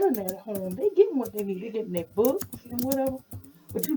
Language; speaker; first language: English; native; English